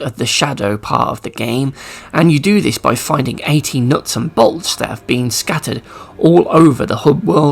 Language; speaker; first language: English; native; English